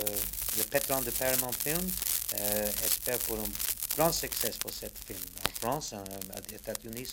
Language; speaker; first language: French; non-native, learner; English